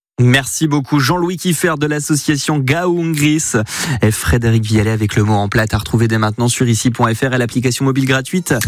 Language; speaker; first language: French; native; French